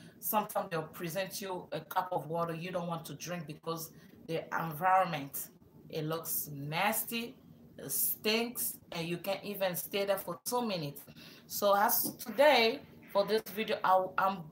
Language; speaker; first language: English; non-native, fluent; Lingala